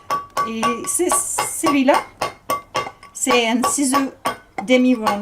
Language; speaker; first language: French; non-native, learner; English